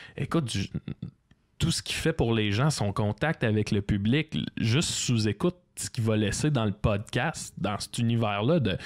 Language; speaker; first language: French; native; French